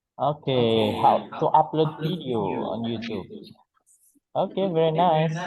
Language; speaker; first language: English; non-native, fluent; Indonesian